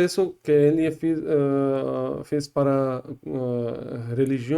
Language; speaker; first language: Portuguese; non-native, learner; Persian